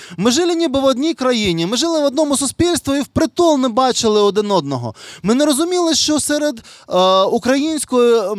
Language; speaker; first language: Ukrainian; non-native, local second language; Russian